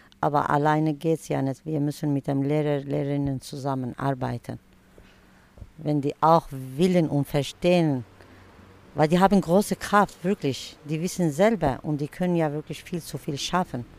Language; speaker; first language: German; early bilingual, other home language; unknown